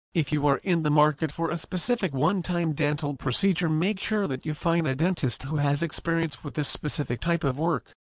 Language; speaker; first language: English; non-native, fluent; Spanish